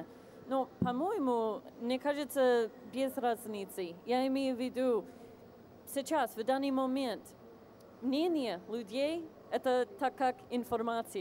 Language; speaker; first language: Russian; non-native, fluent; English